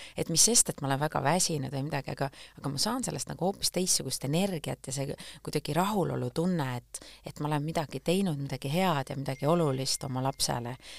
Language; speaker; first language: Estonian; native; Estonian